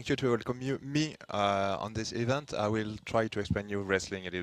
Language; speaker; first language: English; non-native, learner; French